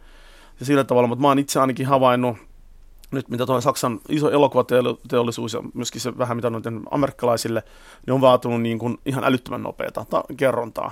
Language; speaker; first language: Finnish; native; Finnish